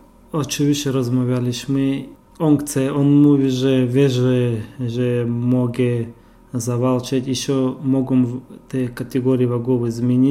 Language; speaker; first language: Polish; non-native, fluent; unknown